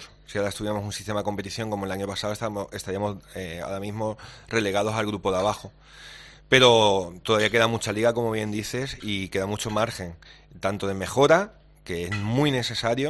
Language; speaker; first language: Spanish; native; Spanish